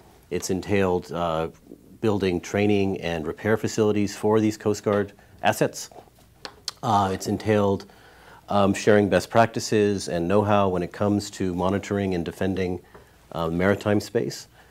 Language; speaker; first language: English; native; English